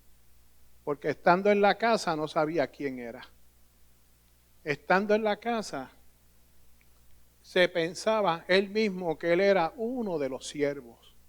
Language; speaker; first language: Spanish; native; Spanish